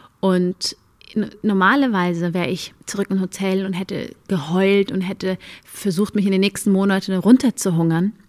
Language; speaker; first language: German; early bilingual, other home language; Amharic